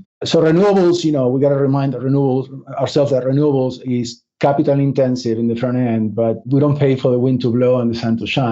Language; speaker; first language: English; non-native, fluent; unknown